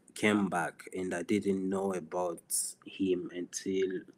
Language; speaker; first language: English; non-native, fluent; Swahili